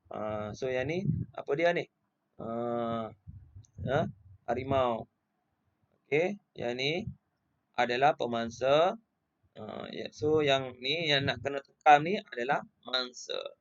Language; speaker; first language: Malay; native; Malay